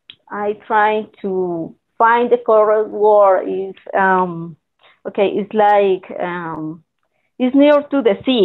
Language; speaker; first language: English; non-native, learner; Spanish